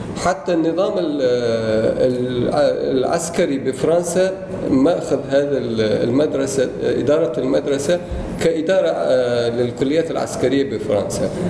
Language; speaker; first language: Arabic; non-native, fluent; Turkish